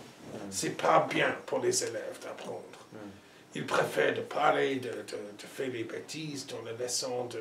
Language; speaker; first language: French; non-native, learner; English